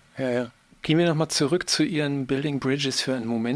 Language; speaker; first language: German; native; German